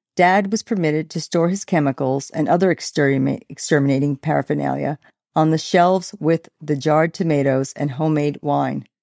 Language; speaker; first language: English; native; English